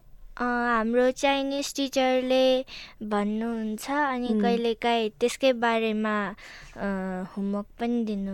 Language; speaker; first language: Nepali; early bilingual, other home language; Chinese